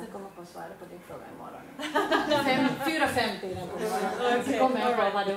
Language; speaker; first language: Swedish; native; Swedish